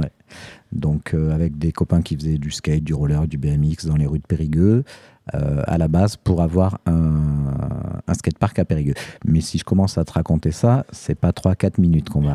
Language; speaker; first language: French; native; French